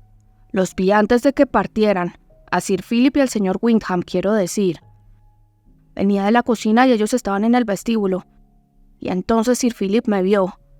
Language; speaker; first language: Spanish; native; Spanish